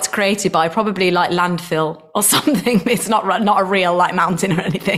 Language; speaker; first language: English; native; English